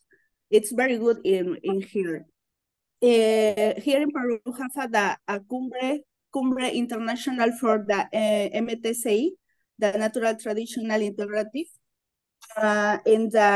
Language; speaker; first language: English; non-native, learner; Spanish